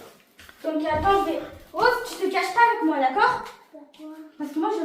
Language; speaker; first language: French; native; French